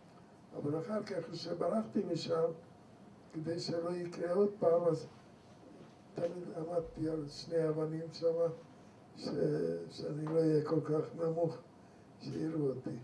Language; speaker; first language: Hebrew; non-native, fluent; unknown